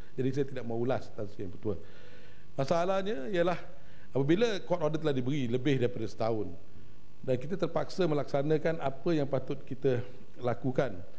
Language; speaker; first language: Malay; native; Malay